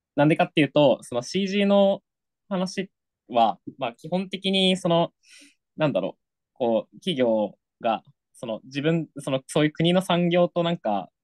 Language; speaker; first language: Japanese; native; Japanese